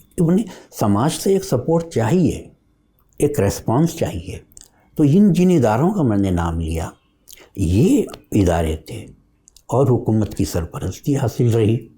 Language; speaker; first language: Urdu; native; Urdu